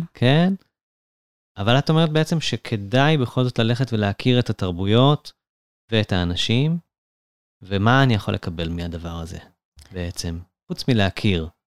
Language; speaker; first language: Hebrew; native; Hebrew